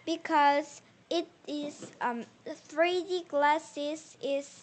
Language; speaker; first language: English; non-native, learner; Korean